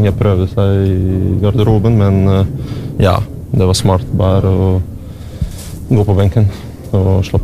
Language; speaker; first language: Norwegian; non-native, learner; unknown